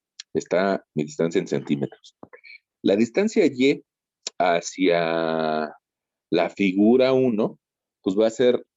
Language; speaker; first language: Spanish; native; Spanish